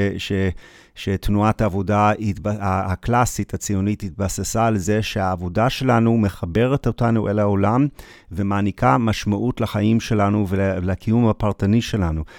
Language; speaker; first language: Hebrew; non-native, fluent; English